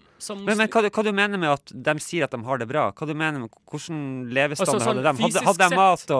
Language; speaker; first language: Norwegian; native; Norwegian